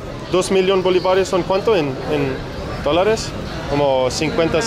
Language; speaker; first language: Spanish; non-native, learner; English